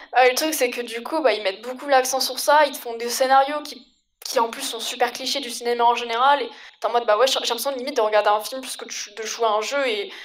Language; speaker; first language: French; native; French